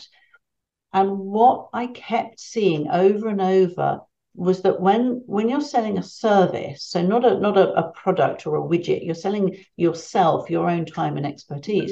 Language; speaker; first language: English; native; English